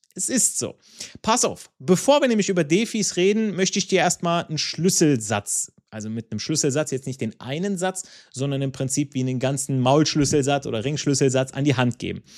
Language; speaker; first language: German; non-native, fluent; Italian